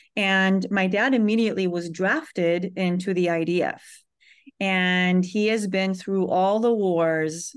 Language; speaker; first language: English; early bilingual, other home language; Hebrew